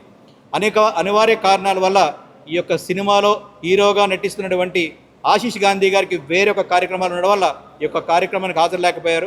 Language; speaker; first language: Telugu; native; Telugu